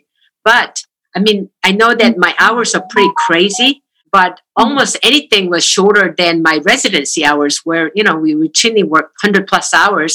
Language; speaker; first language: English; non-native, fluent; Korean